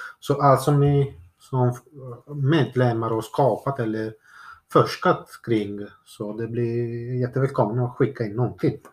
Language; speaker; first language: Swedish; non-native, fluent; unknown